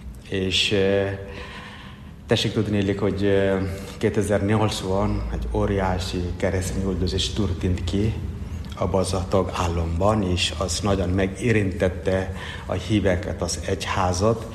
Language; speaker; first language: Hungarian; non-native, fluent; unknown